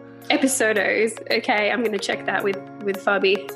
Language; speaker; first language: English; native; English